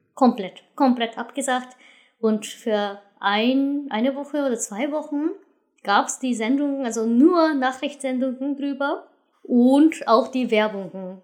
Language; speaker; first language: German; non-native, fluent; Japanese